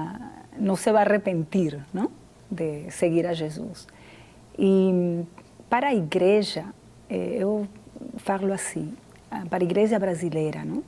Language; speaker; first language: Portuguese; non-native, fluent; Spanish